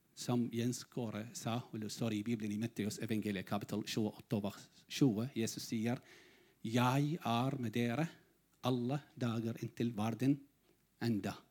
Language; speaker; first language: Norwegian; non-native, learner; Arabic